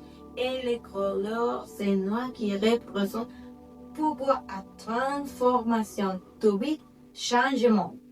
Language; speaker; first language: French; non-native, learner; Spanish